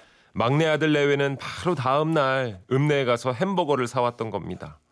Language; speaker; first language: Korean; native; Korean